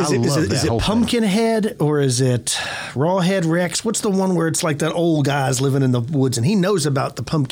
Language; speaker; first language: English; native; English